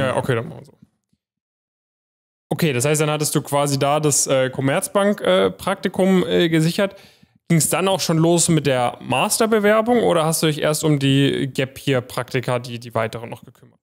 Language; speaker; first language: German; native; German